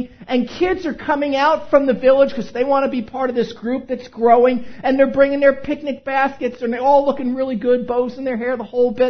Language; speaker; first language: English; native; English